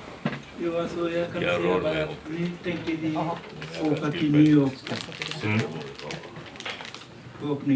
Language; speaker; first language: Swedish; non-native, fluent; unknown